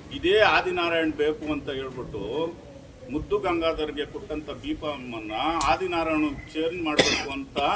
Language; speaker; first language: Kannada; native; Kannada